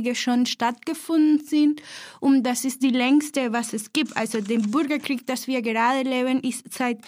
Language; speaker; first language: German; non-native, fluent; Spanish